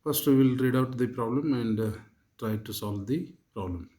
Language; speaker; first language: English; non-native, local second language; Kannada